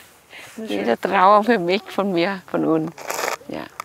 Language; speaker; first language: German; non-native, learner; Vietnamese